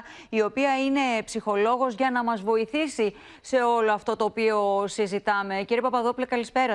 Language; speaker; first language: Greek; native; Greek